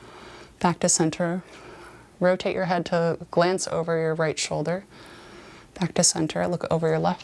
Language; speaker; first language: English; native; English